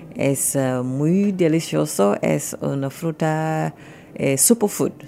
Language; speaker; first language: Spanish; non-native, learner; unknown